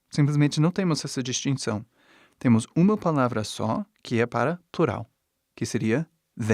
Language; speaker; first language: Portuguese; non-native, fluent; English